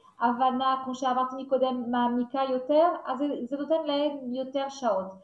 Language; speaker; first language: Hebrew; non-native, fluent; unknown